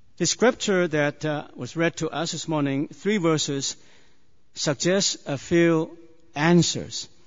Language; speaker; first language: English; non-native, fluent; Chinese